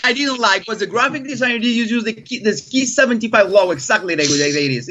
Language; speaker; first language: English; non-native, learner; Spanish